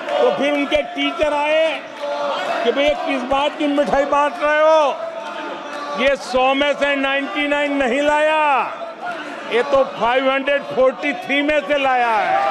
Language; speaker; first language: Hindi; native; Hindi